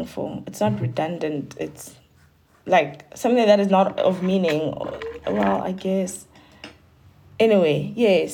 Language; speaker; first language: English; non-native, local second language; Tsonga